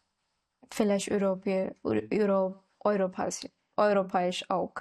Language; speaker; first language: German; non-native, learner; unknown